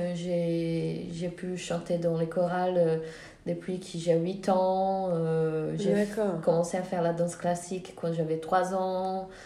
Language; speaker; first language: French; non-native, fluent; Portuguese